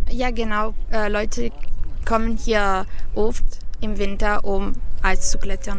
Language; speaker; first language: German; non-native, fluent; Italian